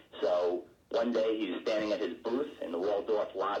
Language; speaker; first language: English; native; English